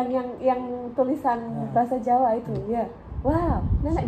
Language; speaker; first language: Indonesian; early bilingual, heritage; English